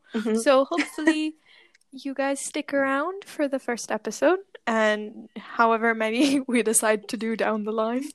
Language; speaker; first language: English; non-native, local second language; Urdu